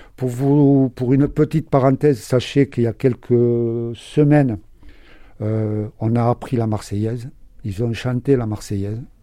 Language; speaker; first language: French; native; French